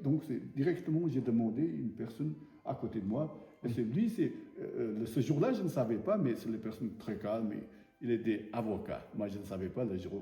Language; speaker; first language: French; non-native, learner; Tibetan